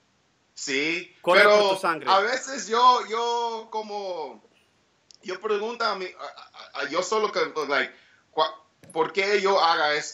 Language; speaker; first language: Spanish; early bilingual, heritage; English